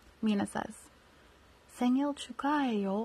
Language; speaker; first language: Korean; non-native, learner; English